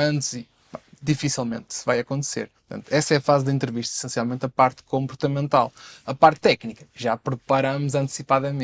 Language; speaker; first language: Portuguese; native; Portuguese